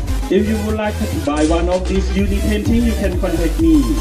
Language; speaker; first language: English; non-native, fluent; Thai